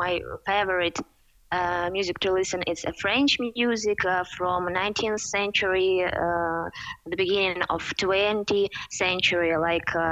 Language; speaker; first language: English; non-native, fluent; Ukrainian